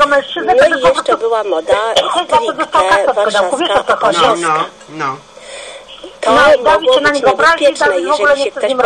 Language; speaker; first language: Polish; native; Polish